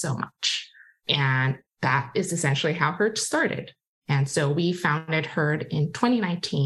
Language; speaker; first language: English; non-native, local second language; Cantonese